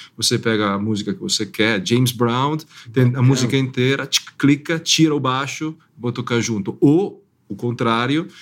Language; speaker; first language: Portuguese; non-native, fluent; Italian